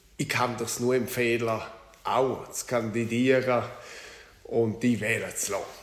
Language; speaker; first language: German; non-native, local second language; Romansh